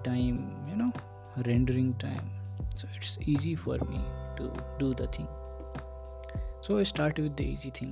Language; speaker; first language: English; non-native, local second language; Hindi